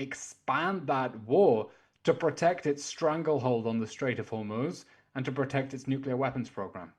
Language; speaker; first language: English; native; English